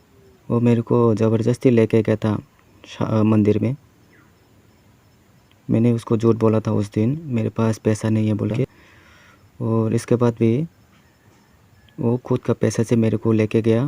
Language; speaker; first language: Hindi; non-native, local second language; Kok Borok